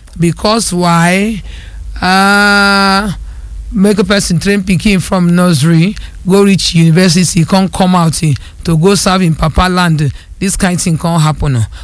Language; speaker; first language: Nigerian Pidgin; non-native, local second language; Yoruba